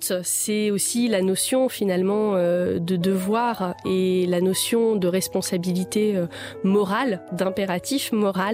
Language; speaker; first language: French; native; French